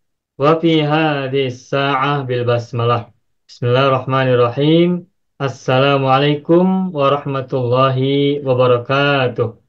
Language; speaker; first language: Arabic; non-native, fluent; Indonesian